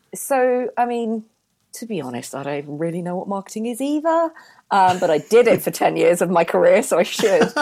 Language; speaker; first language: English; early bilingual, other home language; Hindi